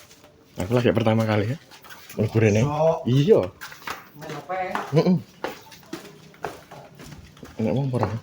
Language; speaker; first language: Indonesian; non-native, local second language; Javanese